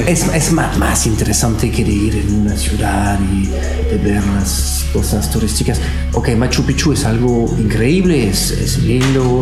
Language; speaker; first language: Spanish; non-native, fluent; French